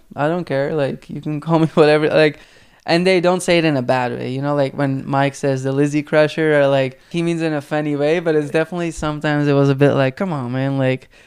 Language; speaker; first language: English; non-native, fluent; Dutch